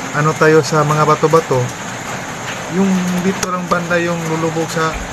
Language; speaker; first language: Filipino; non-native, local second language; Cebuano